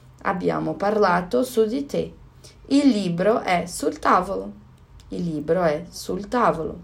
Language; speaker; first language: Italian; non-native, learner; Portuguese